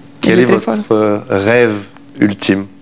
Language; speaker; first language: French; native; French